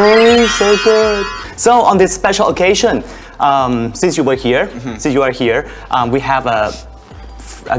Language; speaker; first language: English; non-native, fluent; Thai